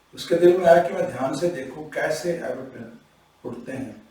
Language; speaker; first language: Hindi; non-native, local second language; Punjabi